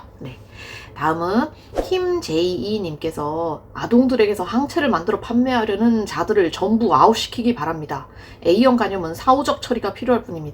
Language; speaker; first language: Korean; native; Korean